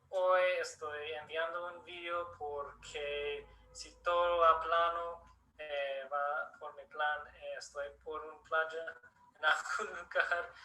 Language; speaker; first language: Spanish; non-native, learner; English